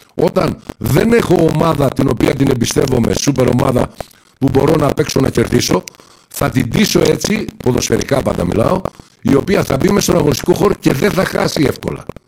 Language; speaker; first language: Greek; native; Greek